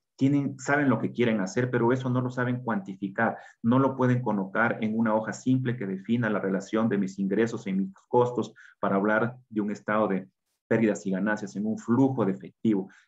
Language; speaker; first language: Spanish; native; Spanish